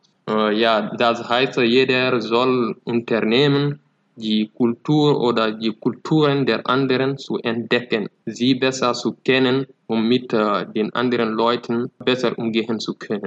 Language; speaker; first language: German; non-native, fluent; Fula